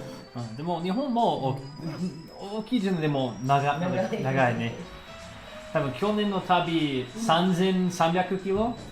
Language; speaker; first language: Japanese; non-native, learner; English